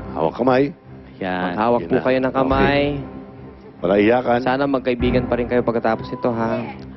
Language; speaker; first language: Filipino; native; Filipino